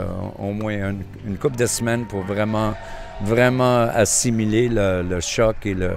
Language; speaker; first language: French; native; French